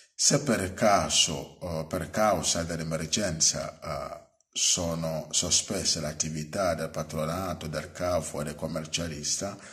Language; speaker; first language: Italian; non-native, fluent; Akan